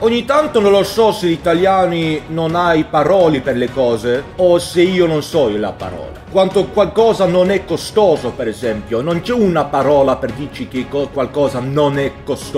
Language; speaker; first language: Italian; non-native, learner; Swedish